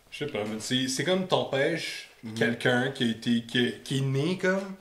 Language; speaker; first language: French; native; French